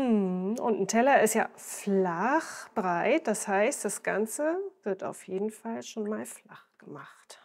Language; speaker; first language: German; native; German